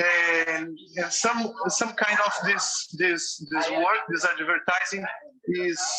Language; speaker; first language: English; non-native, fluent; Portuguese